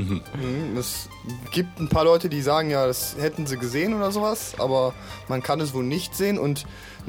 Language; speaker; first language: German; native; German